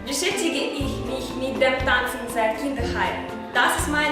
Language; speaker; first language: German; non-native, learner; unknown